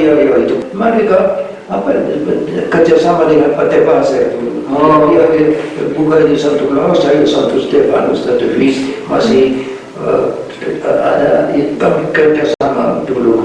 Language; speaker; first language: Indonesian; non-native, fluent; Hungarian